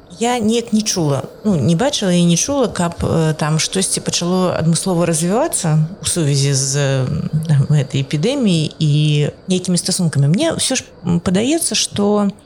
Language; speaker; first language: Belarusian; non-native, local second language; Russian